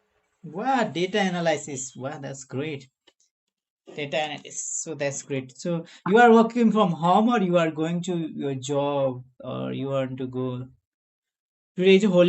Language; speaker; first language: English; non-native, learner; Nepali